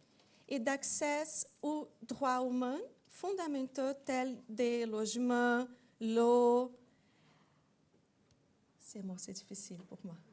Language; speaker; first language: French; non-native, fluent; Portuguese